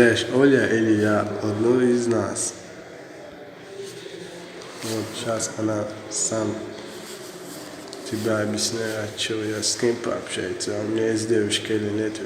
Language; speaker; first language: Russian; non-native, learner; Tajik